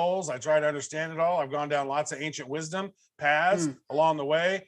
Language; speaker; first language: English; native; English